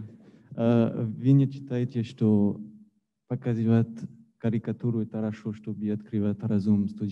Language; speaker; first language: Russian; non-native, learner; French